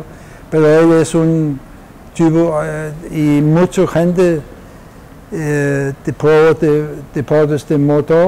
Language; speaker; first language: Spanish; non-native, fluent; Danish